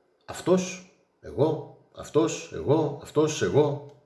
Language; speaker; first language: Greek; native; Greek